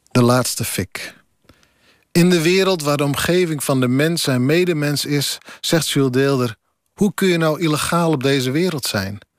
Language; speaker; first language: Dutch; non-native, local second language; Western Frisian